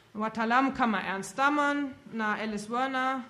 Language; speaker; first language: Swahili; non-native, fluent; German